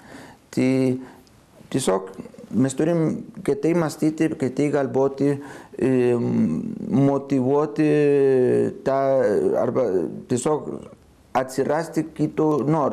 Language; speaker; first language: Lithuanian; non-native, fluent; Spanish